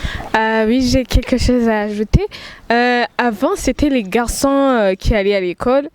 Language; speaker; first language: French; non-native, local second language; Rundi